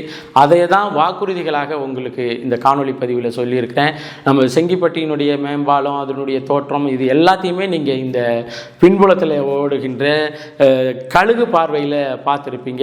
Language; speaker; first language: Tamil; native; Tamil